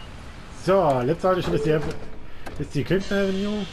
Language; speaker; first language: German; native; German